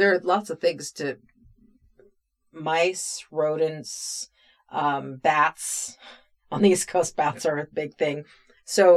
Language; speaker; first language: English; native; English